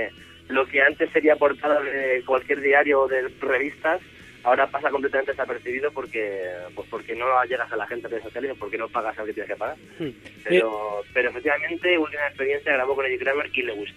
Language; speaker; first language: Spanish; native; Spanish